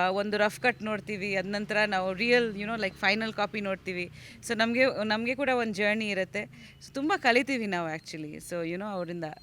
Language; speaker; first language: Kannada; non-native, fluent; Bangla